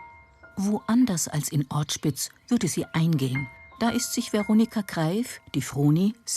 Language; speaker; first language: German; native; German